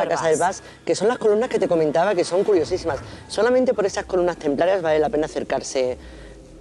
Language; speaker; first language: Spanish; native; Spanish